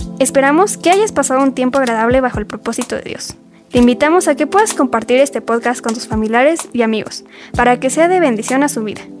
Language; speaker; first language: Spanish; native; Spanish